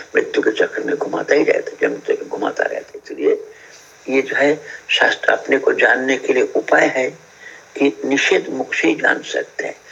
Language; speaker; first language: Hindi; native; Hindi